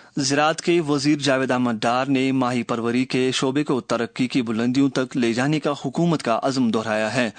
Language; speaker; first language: Urdu; non-native, local second language; Kashmiri